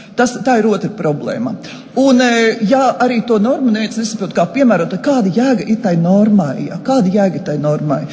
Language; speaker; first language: Latvian; native; Latvian